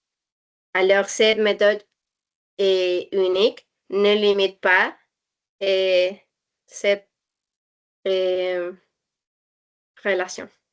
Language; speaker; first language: French; non-native, learner; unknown